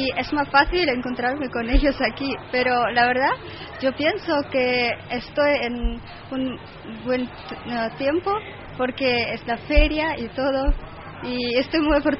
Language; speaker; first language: Spanish; non-native, learner; Russian